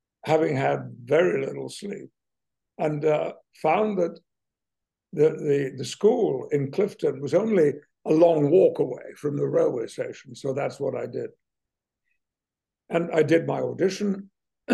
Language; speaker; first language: English; native; English